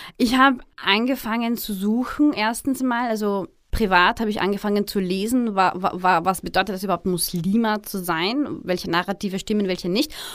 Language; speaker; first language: German; early bilingual, other home language; Arabic